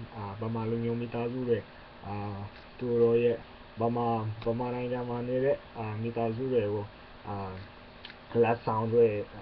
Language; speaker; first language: Burmese; non-native, learner; English